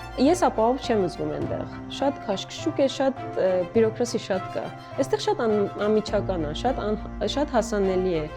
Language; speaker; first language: Armenian; native; Armenian